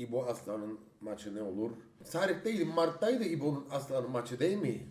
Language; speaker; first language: Turkish; early bilingual, heritage; Turkish